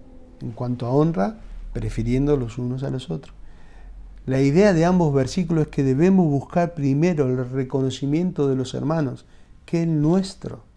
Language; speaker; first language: Spanish; native; Spanish